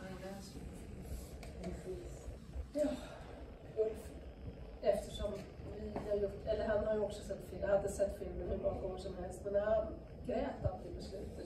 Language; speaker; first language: Swedish; native; Swedish